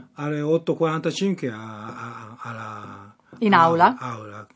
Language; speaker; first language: Italian; non-native, learner; Japanese